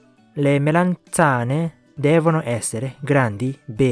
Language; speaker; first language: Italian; non-native, learner; Japanese